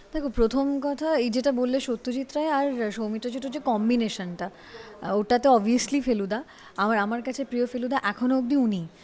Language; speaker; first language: Bangla; native; Bangla